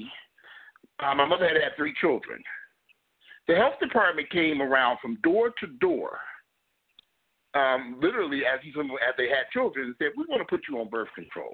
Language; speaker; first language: English; native; English